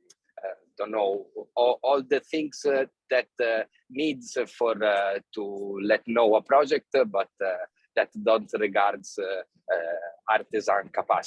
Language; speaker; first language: English; non-native, fluent; Italian